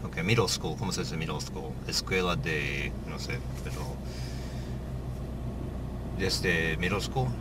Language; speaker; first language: Spanish; non-native, learner; Japanese